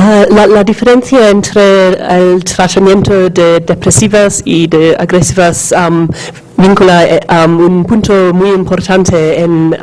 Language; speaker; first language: Spanish; non-native, learner; English